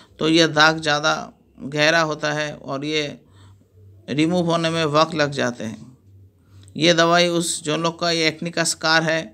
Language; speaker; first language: Hindi; non-native, local second language; Bangla